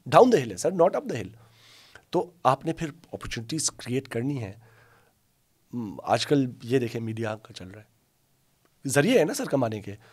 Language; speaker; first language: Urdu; non-native, local second language; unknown